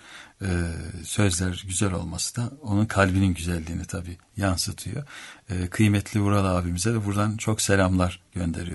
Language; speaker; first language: Turkish; native; Turkish